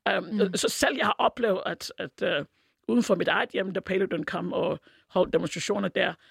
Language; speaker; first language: Danish; non-native, fluent; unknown